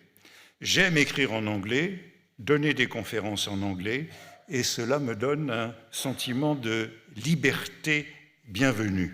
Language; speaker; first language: French; native; French